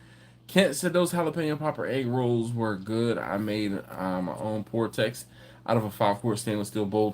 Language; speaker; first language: English; native; English